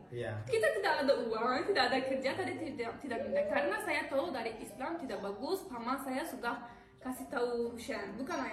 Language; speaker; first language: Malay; non-native, learner; Turkish